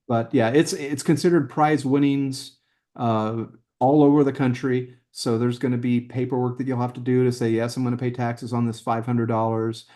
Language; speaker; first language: English; native; English